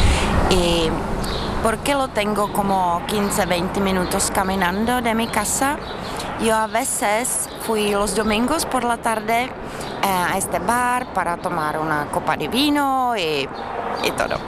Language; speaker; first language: Spanish; non-native, fluent; Czech